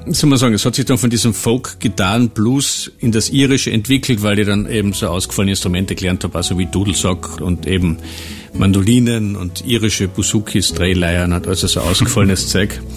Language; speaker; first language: German; native; German